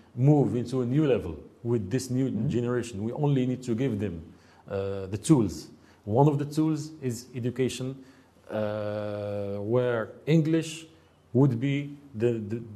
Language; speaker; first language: English; non-native, fluent; Arabic